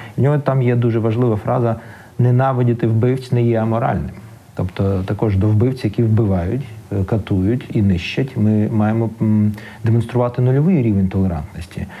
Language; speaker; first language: Ukrainian; non-native, local second language; Russian